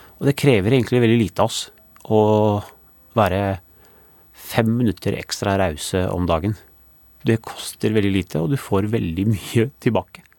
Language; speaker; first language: Norwegian; early bilingual, other home language; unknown